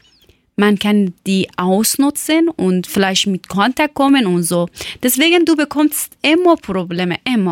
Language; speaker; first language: German; non-native, learner; Persian